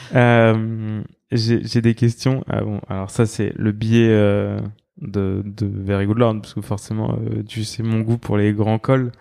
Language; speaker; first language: French; native; French